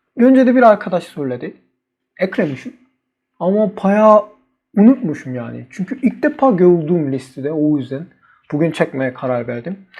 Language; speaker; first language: Turkish; non-native, learner; Korean